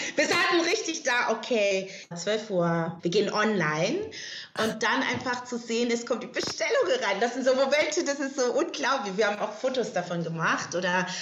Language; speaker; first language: German; native; German